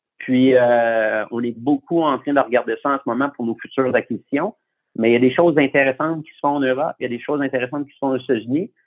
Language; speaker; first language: French; native; French